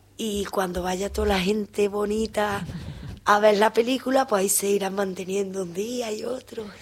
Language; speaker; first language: Spanish; native; Spanish